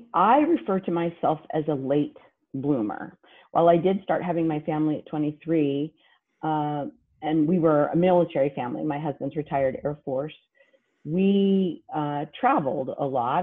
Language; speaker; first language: English; native; English